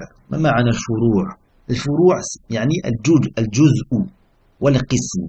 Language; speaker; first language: Arabic; non-native, fluent; French